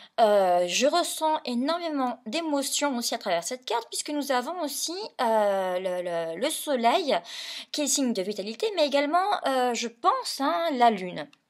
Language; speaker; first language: French; native; French